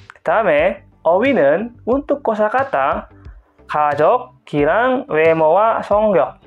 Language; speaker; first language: Korean; non-native, fluent; Indonesian